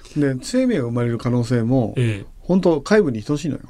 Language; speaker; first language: Japanese; native; Japanese